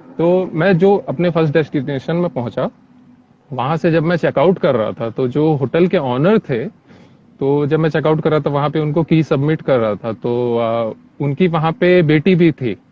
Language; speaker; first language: Hindi; native; Hindi